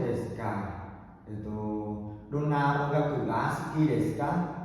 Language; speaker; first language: Japanese; non-native, learner; Vietnamese